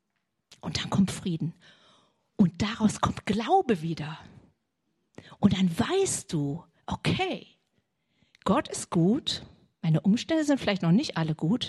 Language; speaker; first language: German; native; German